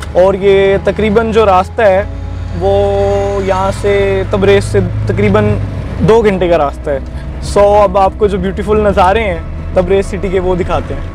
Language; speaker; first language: Urdu; non-native, local second language; Punjabi